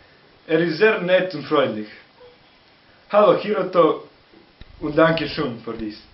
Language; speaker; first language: German; non-native, learner; Serbian